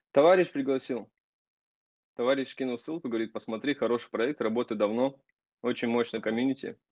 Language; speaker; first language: Russian; native; Russian